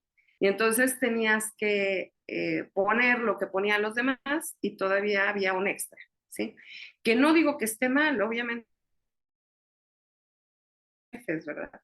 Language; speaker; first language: Spanish; native; Spanish